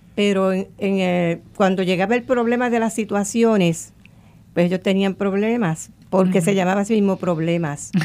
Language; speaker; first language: Spanish; native; Spanish